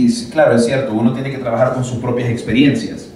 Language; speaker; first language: Spanish; native; Spanish